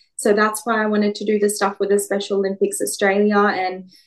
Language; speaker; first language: English; native; English